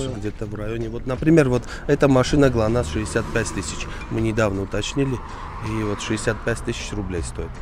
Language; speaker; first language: Russian; non-native, local second language; Armenian